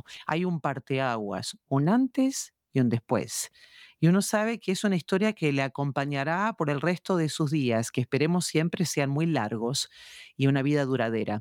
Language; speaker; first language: Spanish; native; Spanish